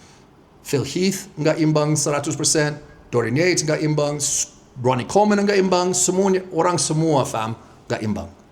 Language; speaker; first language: Indonesian; non-native, fluent; English